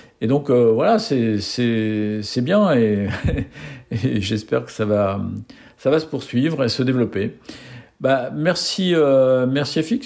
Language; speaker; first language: French; native; French